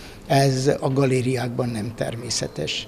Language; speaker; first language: Hungarian; native; Hungarian